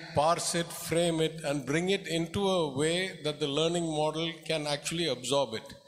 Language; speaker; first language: English; non-native, local second language; Tamil